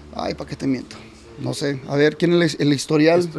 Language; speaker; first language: Spanish; early bilingual, heritage; Spanish